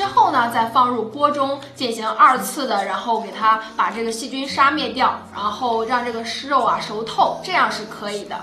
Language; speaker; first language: Chinese; native; Chinese